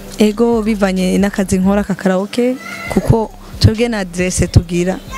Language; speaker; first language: Rundi; native; Rundi